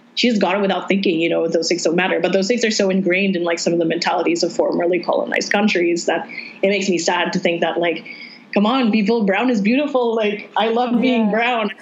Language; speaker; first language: English; early bilingual, other home language; Cebuano